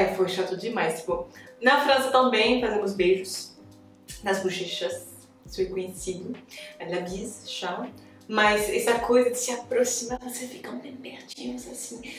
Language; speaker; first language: Portuguese; non-native, fluent; French